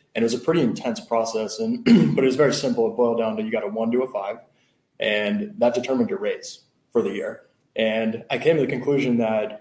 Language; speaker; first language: English; native; English